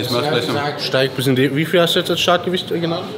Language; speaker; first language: German; native; German